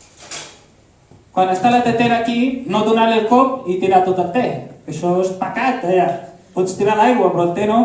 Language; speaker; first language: Catalan; early bilingual, other home language; Arabic